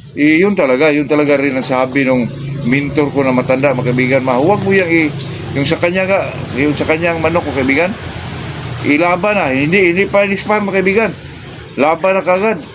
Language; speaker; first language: Filipino; non-native, local second language; Cebuano